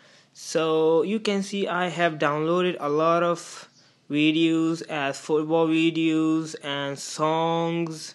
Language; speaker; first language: English; non-native, fluent; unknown